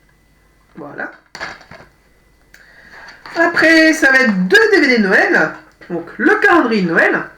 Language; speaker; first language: French; native; French